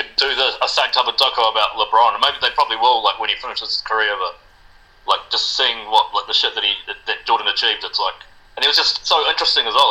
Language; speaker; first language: English; non-native, local second language; Spanish